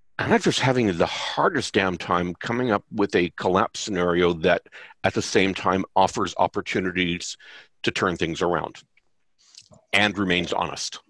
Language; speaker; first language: English; native; English